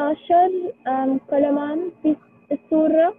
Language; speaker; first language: Arabic; non-native, learner; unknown